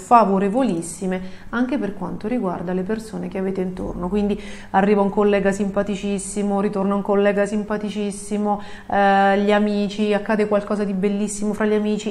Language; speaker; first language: Italian; native; Italian